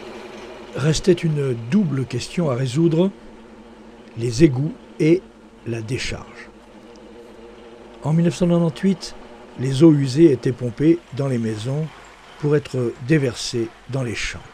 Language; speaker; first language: French; native; French